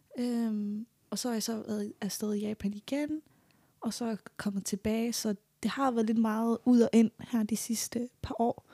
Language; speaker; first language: Danish; native; Danish